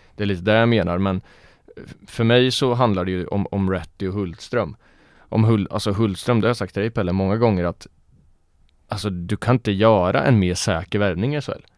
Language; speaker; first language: Swedish; native; Swedish